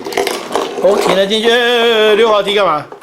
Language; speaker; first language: Chinese; native; Chinese